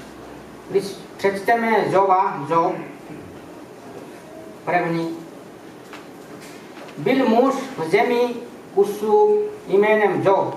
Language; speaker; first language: Czech; non-native, fluent; Ukrainian